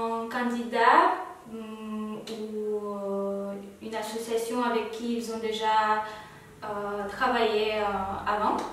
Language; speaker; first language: French; non-native, fluent; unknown